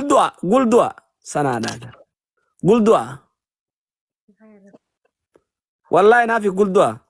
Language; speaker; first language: Arabic; non-native, learner; Oromo